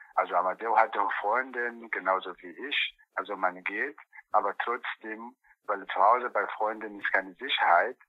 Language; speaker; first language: German; non-native, learner; Portuguese